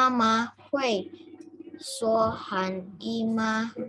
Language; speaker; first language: Chinese; non-native, learner; Indonesian